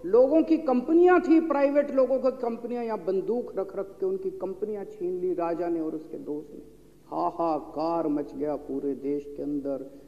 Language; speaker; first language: Hindi; native; Hindi